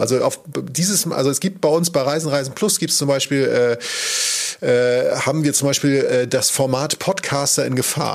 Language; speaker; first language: German; native; German